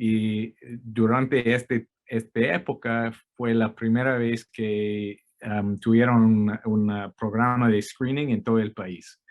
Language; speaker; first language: Spanish; non-native, fluent; English